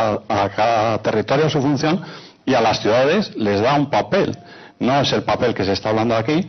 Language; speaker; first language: Spanish; native; Spanish